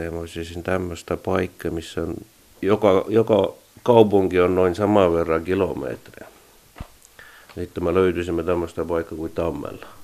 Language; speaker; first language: Finnish; non-native, learner; Estonian